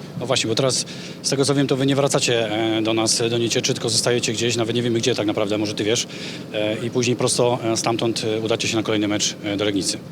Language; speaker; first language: Polish; native; Polish